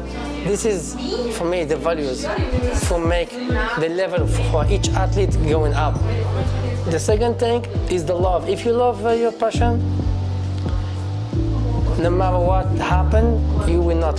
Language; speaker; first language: English; non-native, fluent; French